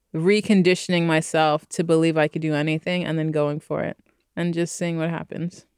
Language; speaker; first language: English; native; English